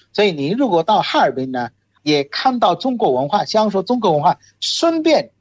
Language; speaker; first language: Chinese; non-native, fluent; Bangla